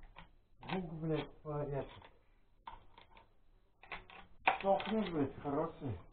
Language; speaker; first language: Russian; native; Russian